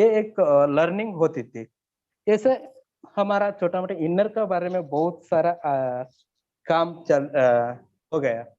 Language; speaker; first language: Hindi; non-native, learner; Kannada